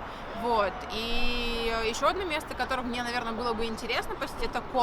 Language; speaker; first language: Russian; native; Russian